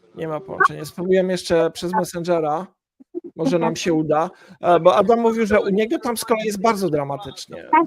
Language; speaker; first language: Polish; native; Polish